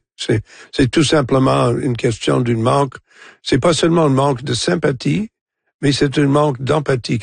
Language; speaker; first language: French; non-native, local second language; English